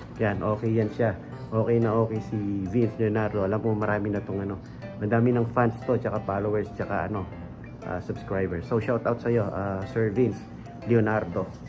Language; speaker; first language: Filipino; non-native, local second language; Pampanga